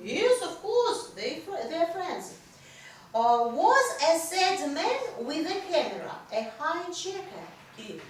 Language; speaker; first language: English; non-native, fluent; Russian